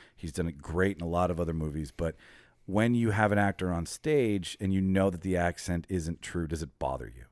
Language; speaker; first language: English; native; English